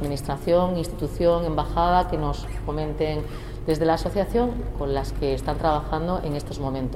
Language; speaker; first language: Spanish; native; Spanish